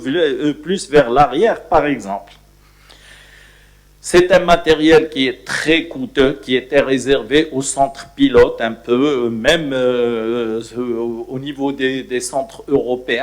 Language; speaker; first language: French; non-native, local second language; Arabic